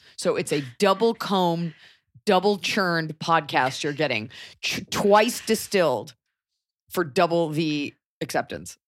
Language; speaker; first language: English; native; English